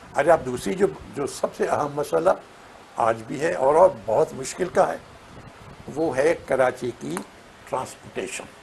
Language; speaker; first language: Urdu; non-native, local second language; Sindhi